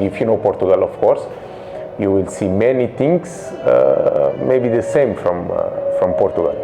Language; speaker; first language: English; non-native, local second language; Kabuverdianu